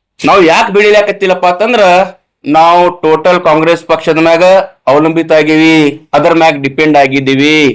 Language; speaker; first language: Kannada; non-native, local second language; Urdu